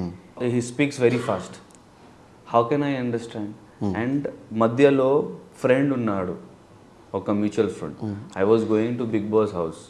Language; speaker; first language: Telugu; non-native, learner; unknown